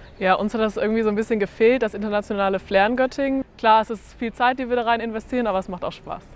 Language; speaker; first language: German; native; German